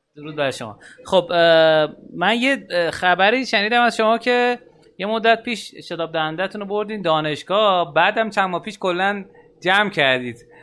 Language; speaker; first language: Persian; native; Persian